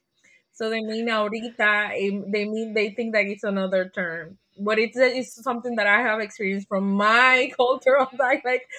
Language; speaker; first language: English; non-native, fluent; Spanish